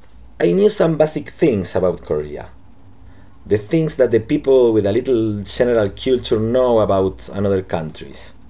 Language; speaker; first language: English; non-native, local second language; Spanish